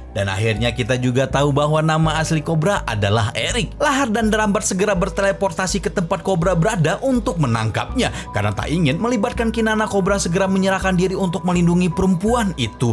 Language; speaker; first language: Indonesian; native; Indonesian